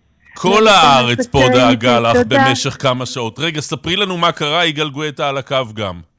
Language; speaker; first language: Hebrew; native; Hebrew